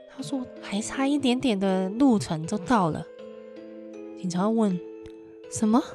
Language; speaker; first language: Chinese; non-native, fluent; Cantonese